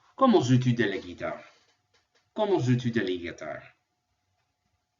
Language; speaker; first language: French; non-native, fluent; English